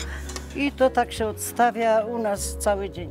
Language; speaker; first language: Polish; native; Polish